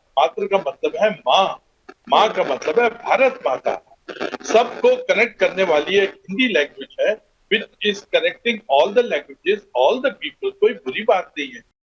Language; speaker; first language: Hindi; non-native, local second language; Punjabi